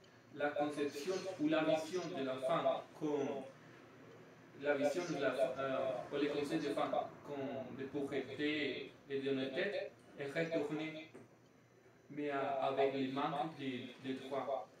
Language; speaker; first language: French; non-native, learner; Spanish